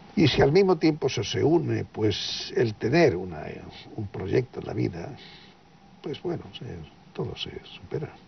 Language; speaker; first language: Spanish; native; Spanish